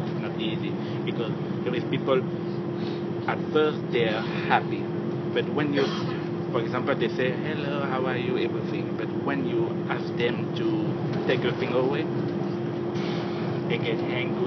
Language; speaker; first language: English; non-native, fluent; French